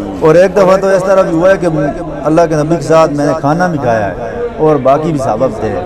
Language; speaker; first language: Urdu; non-native, local second language; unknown